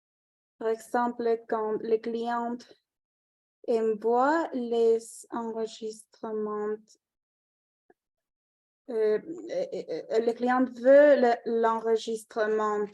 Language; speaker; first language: French; non-native, fluent; Spanish